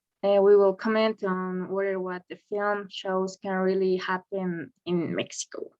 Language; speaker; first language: English; non-native, learner; Spanish